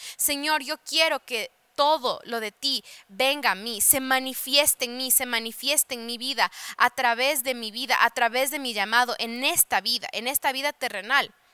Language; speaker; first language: Spanish; early bilingual, heritage; Spanish